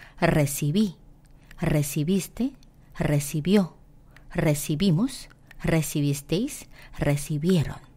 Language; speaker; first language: Spanish; non-native, fluent; Korean